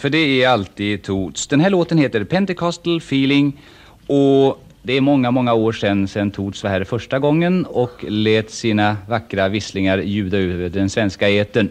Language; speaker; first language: Swedish; native; Swedish